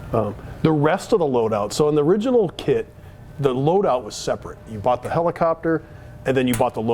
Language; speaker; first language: English; native; English